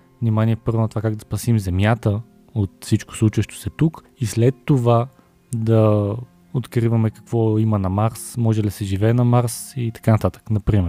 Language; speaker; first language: Bulgarian; native; Bulgarian